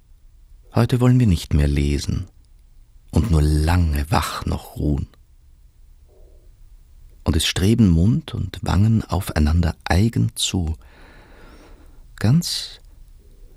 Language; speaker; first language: German; native; German